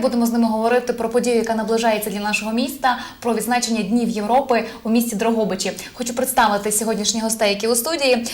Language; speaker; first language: Ukrainian; native; Ukrainian